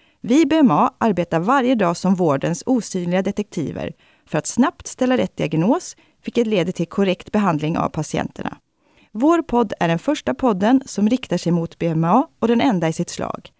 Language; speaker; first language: Swedish; native; Swedish